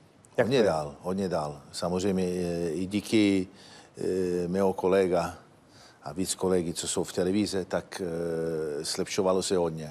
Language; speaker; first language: Czech; non-native, fluent; Italian